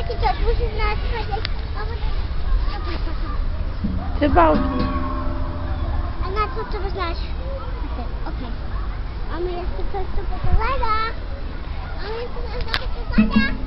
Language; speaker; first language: Polish; early bilingual, heritage; Polish